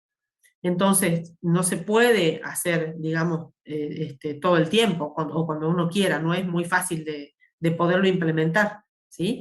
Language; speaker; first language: Spanish; native; Spanish